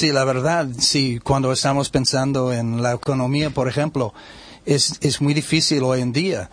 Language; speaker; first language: Spanish; non-native, learner; English